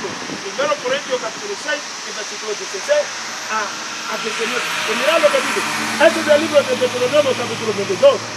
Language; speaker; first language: Spanish; non-native, learner; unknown